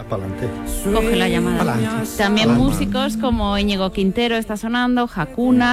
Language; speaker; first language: Spanish; native; Spanish